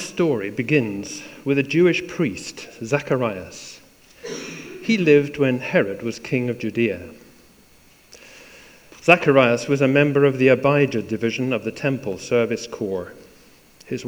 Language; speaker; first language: English; native; English